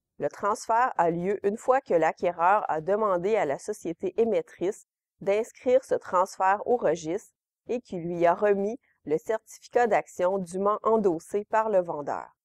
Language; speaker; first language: French; native; French